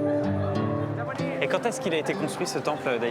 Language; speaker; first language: French; native; French